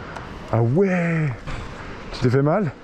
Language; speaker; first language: French; native; French